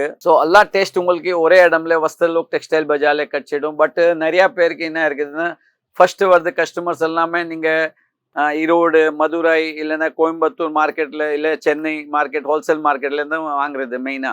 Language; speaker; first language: Tamil; non-native, fluent; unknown